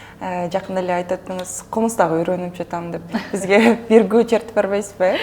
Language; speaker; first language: Kyrgyz; native; Kyrgyz